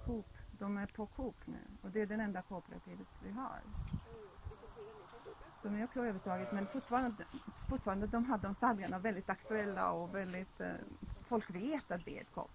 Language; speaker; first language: Swedish; non-native, fluent; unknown